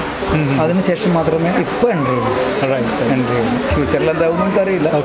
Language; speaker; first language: Malayalam; native; Malayalam